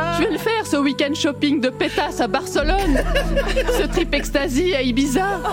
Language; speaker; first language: French; native; French